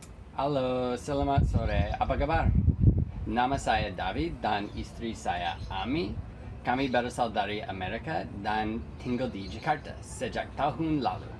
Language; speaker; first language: Indonesian; non-native, learner; English